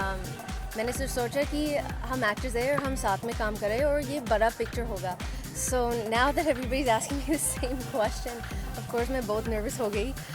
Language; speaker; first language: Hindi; non-native, learner; English